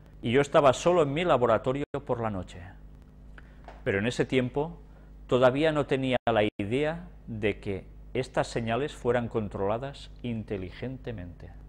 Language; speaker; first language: Spanish; native; Spanish